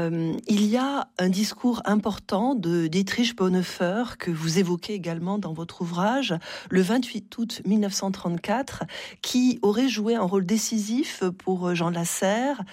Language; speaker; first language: French; native; French